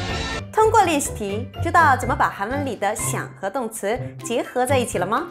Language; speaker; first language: Chinese; non-native, fluent; Korean